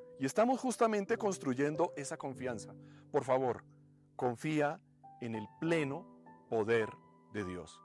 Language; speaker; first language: Spanish; native; Spanish